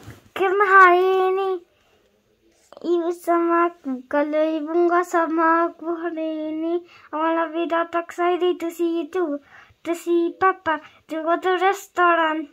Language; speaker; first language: Indonesian; early bilingual, heritage; Spanish